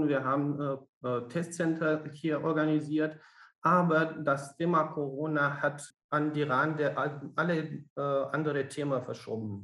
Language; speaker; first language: German; non-native, fluent; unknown